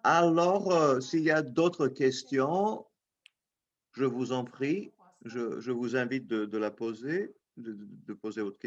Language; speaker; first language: French; non-native, local second language; Serbian